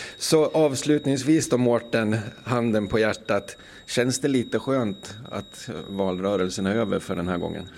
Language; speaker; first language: Swedish; native; Swedish